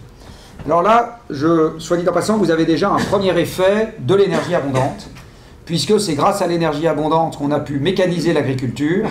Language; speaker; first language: French; native; French